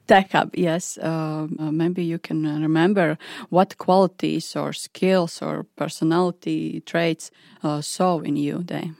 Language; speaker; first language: English; non-native, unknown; Latvian